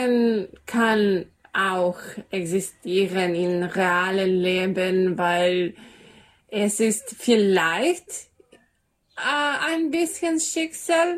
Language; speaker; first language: German; non-native, learner; Serbian